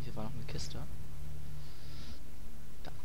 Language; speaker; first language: German; native; German